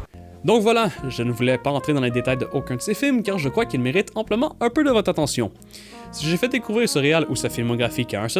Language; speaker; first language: French; native; French